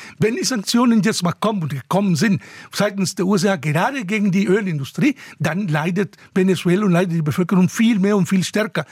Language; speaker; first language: German; non-native, fluent; Spanish